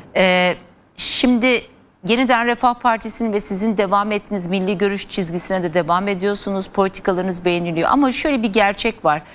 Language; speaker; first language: Turkish; native; Turkish